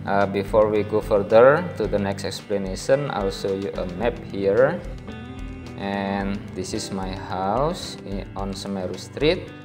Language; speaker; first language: English; non-native, fluent; Indonesian